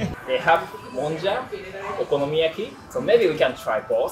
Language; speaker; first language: English; non-native, learner; Japanese